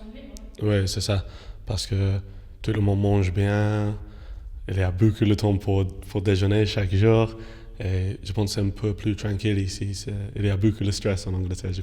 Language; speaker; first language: French; non-native, fluent; English